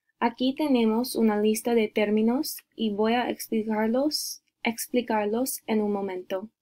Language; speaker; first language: Spanish; non-native, learner; English